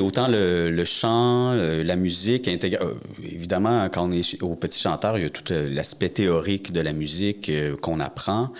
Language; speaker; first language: French; native; French